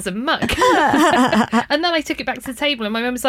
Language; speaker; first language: English; native; English